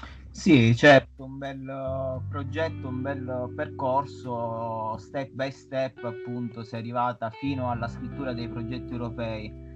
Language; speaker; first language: Italian; native; Italian